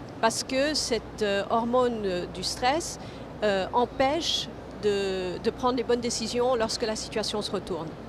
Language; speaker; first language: French; non-native, fluent; English